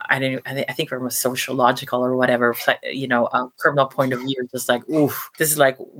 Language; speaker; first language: English; non-native, local second language; Cebuano